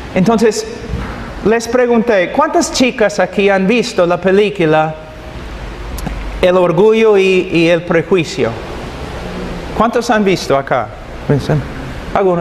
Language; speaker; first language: Spanish; non-native, fluent; English